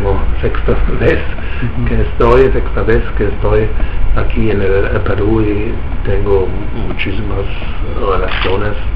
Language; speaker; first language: Spanish; non-native, fluent; German